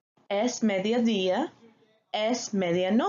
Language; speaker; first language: Spanish; non-native, fluent; English